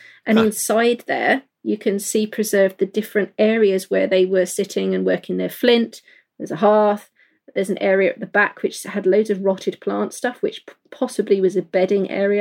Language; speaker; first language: English; native; English